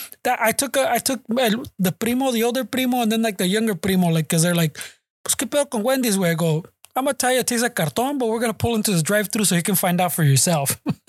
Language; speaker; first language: English; early bilingual, other home language; Spanish